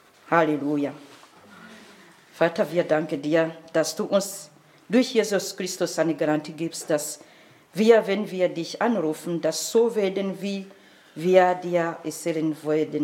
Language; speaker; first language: German; non-native, fluent; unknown